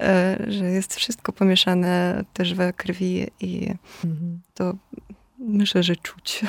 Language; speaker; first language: Polish; non-native, fluent; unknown